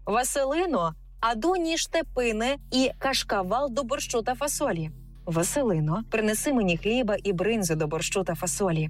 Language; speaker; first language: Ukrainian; native; Ukrainian